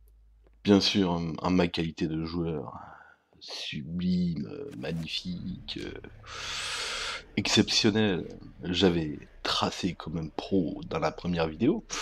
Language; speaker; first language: French; native; French